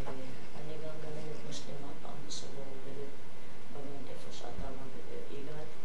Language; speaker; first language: Hebrew; non-native, fluent; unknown